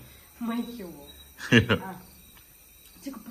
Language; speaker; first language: Chinese; non-native, learner; Nepali